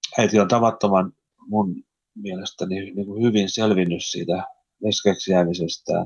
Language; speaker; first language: Finnish; early bilingual, heritage; Finnish